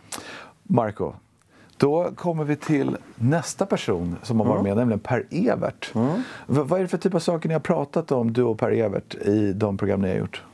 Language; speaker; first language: Swedish; native; Swedish